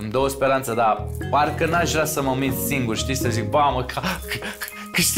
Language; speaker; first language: Romanian; native; Romanian